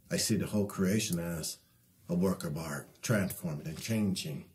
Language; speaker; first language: English; native; English